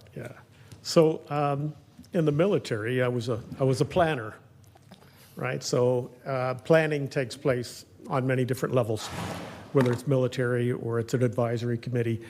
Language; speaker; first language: English; native; English